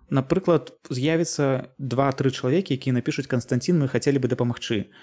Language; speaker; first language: Belarusian; native; Belarusian